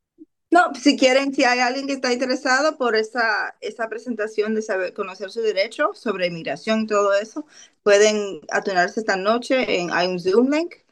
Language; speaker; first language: Spanish; early bilingual, other home language; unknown